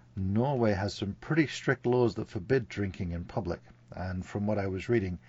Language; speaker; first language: English; native; English